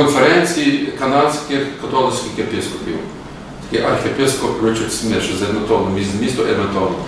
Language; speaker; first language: Ukrainian; early bilingual, heritage; Ukrainian